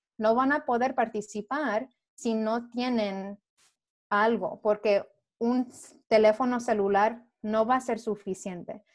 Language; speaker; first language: Spanish; early bilingual, heritage; Spanish